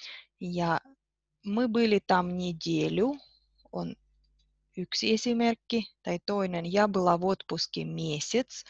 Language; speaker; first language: Finnish; non-native, fluent; Russian